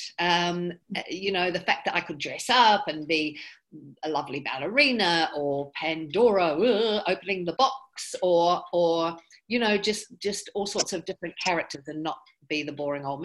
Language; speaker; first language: English; native; English